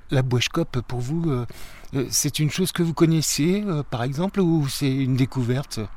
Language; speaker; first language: French; native; French